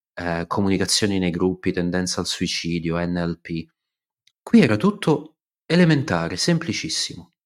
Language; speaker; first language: Italian; non-native, fluent; Russian